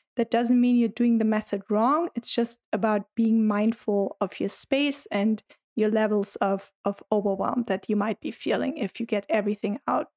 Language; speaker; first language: English; non-native, fluent; German